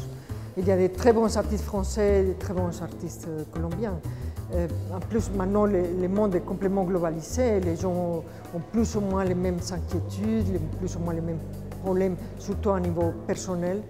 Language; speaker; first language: French; non-native, fluent; Spanish